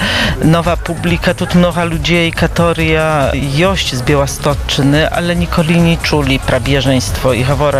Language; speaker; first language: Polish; non-native, local second language; Belarusian